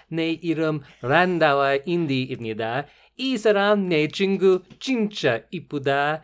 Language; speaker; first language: Korean; non-native, learner; English